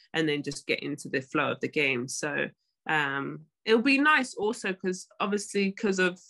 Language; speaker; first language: English; native; English